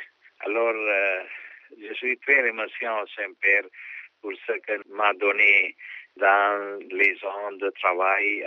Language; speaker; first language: French; non-native, fluent; Sinhala